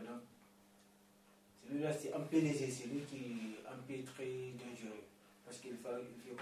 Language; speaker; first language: French; non-native, learner; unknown